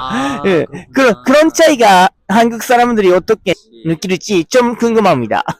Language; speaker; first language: Korean; non-native, learner; Japanese